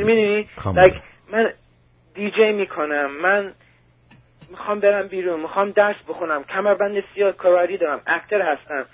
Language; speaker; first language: Persian; early bilingual, heritage; Persian